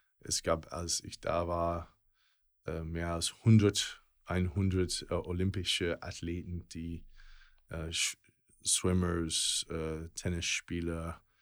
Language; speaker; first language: German; non-native, fluent; English